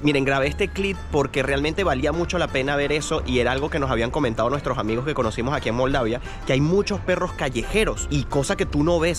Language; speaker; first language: Spanish; native; Spanish